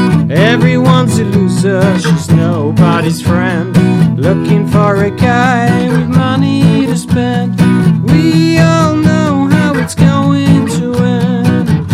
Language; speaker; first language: English; native; English